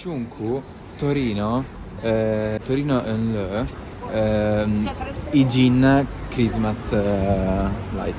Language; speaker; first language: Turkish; non-native, learner; Italian